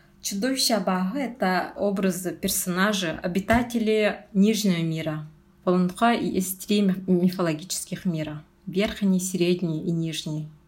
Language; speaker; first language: Russian; non-native, local second language; Yakut